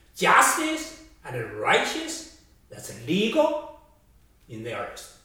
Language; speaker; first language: English; non-native, fluent; Chinese